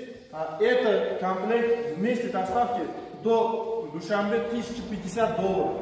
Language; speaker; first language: Russian; non-native, fluent; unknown